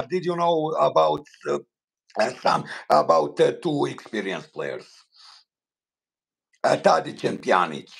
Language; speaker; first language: English; non-native, learner; Bosnian